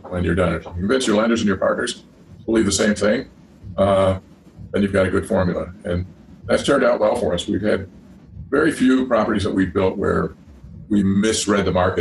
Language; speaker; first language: English; native; English